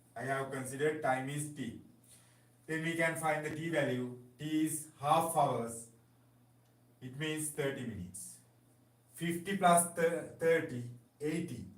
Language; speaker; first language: English; non-native, local second language; Sinhala